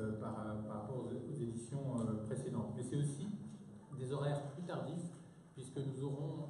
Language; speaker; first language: French; native; French